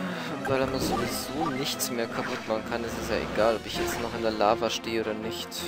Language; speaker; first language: German; native; German